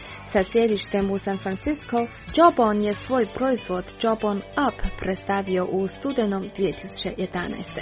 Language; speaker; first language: Croatian; native; Croatian